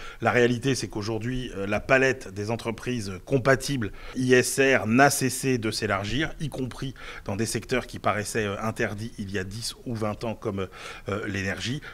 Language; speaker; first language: French; native; French